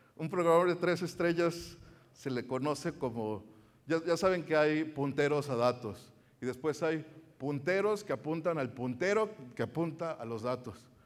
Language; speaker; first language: Spanish; native; Spanish